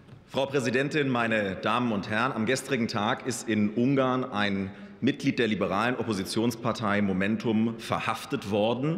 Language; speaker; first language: German; native; German